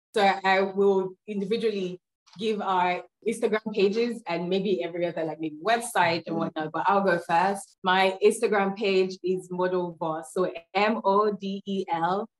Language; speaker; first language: English; non-native, local second language; Yoruba